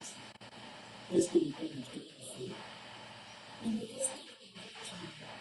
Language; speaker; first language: French; non-native, learner; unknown